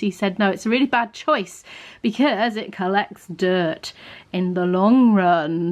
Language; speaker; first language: English; native; English